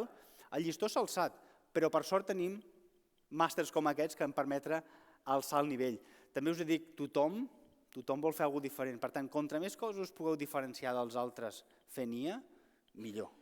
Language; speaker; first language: Catalan; native; Catalan